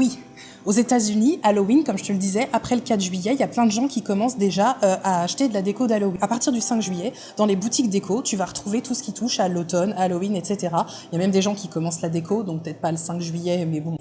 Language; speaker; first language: French; native; French